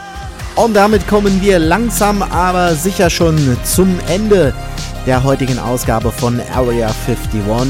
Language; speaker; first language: German; native; German